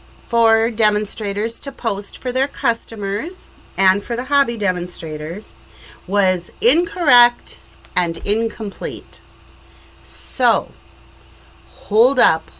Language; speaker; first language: English; native; English